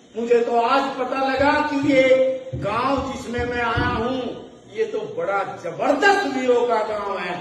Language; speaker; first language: Hindi; native; Hindi